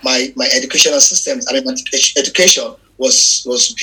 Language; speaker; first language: English; non-native, local second language; Yoruba